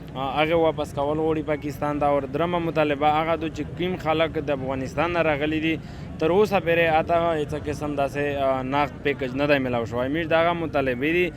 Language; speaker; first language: Pashto; native; Pashto